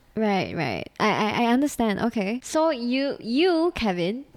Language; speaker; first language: English; native; English